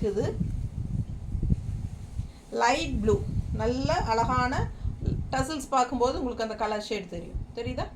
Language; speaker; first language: Tamil; native; Tamil